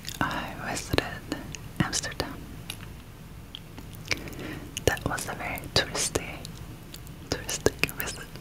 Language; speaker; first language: English; non-native, fluent; Turkish